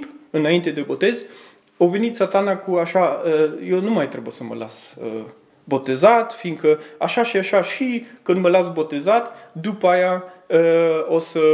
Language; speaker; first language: Romanian; early bilingual, heritage; Romanian